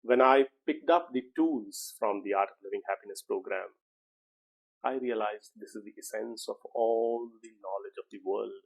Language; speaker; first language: English; non-native, local second language; Punjabi